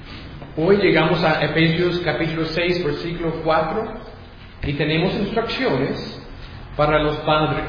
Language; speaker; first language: Spanish; non-native, fluent; English